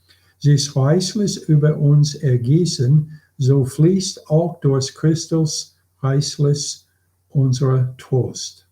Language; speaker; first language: German; non-native, fluent; English